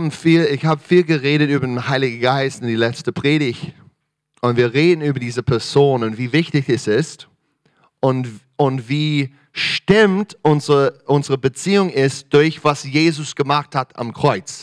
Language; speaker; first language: German; non-native, fluent; English